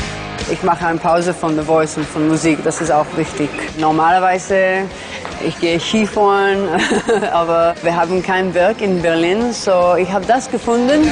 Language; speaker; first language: German; non-native, learner; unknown